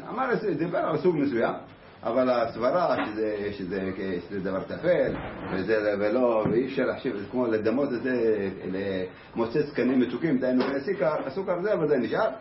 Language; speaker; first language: Hebrew; native; Hebrew